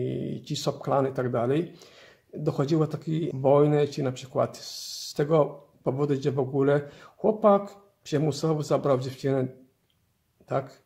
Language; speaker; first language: Polish; non-native, fluent; Somali